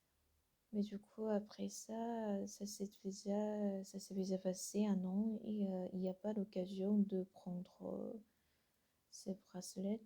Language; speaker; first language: French; non-native, learner; Korean